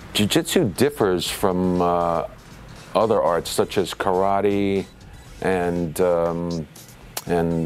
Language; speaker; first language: English; native; English